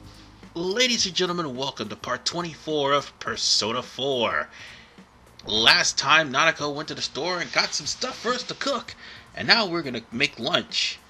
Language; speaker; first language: English; native; English